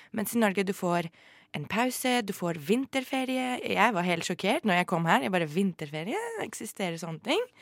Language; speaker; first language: Norwegian; non-native, fluent; Greek